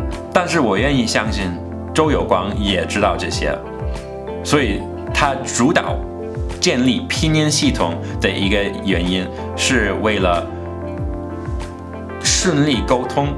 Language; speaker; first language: Chinese; non-native, fluent; English